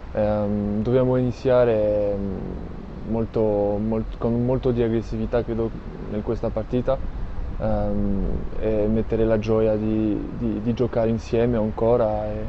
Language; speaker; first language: Italian; non-native, fluent; French